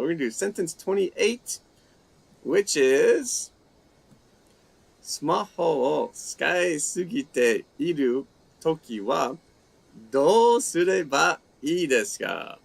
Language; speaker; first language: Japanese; non-native, fluent; English